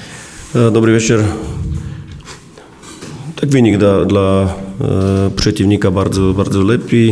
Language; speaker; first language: Polish; non-native, learner; Slovak